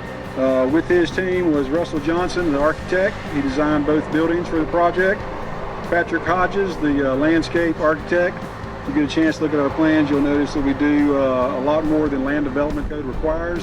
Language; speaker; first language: English; native; English